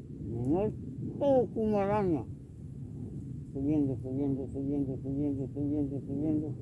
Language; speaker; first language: Spanish; non-native, local second language; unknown